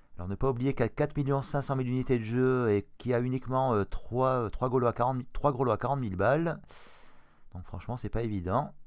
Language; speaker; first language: French; native; French